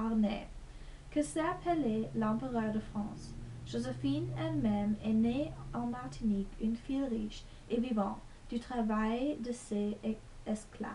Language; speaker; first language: French; non-native, learner; English